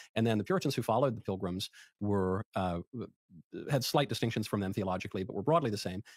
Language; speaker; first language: English; native; English